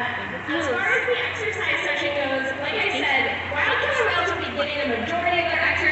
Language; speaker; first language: English; native; English